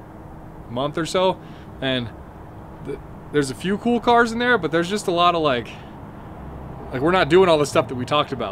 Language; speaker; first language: English; native; English